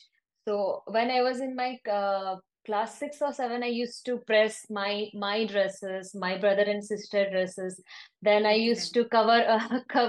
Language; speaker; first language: English; non-native, local second language; Odia